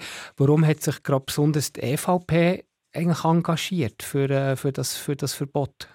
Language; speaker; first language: German; native; German